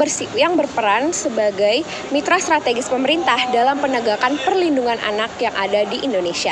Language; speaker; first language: Indonesian; native; Indonesian